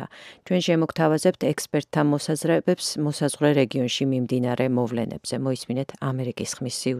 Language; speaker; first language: Georgian; native; Georgian